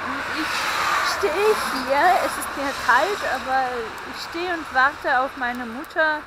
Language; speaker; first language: German; non-native, fluent; Russian